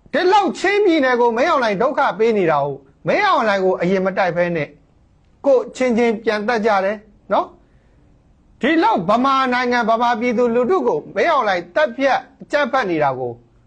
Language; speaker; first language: Burmese; non-native, local second language; Hakha Chin